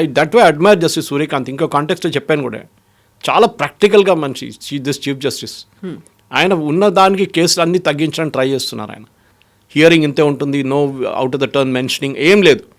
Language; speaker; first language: Telugu; non-native, fluent; Malayalam